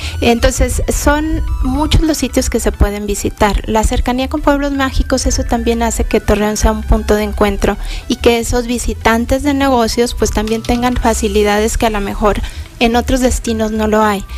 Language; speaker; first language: Spanish; native; Spanish